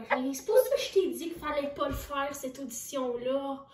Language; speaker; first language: French; native; French